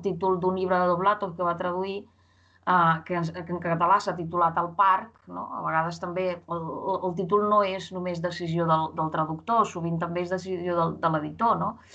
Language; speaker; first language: Catalan; non-native, fluent; Russian